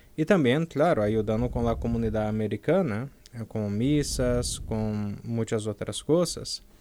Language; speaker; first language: Spanish; non-native, fluent; Portuguese